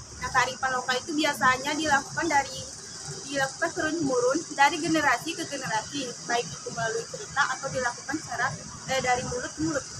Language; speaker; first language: Indonesian; native; Indonesian